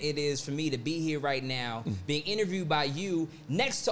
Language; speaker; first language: English; native; English